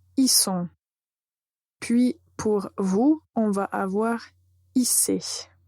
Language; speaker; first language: French; native; French